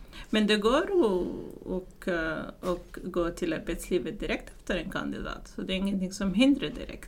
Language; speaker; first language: Swedish; non-native, fluent; Arabic